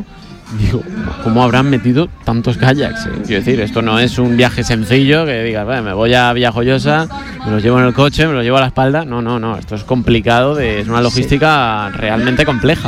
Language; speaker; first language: Spanish; native; Spanish